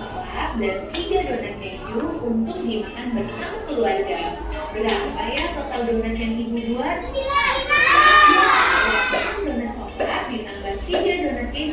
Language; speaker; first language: Indonesian; native; Indonesian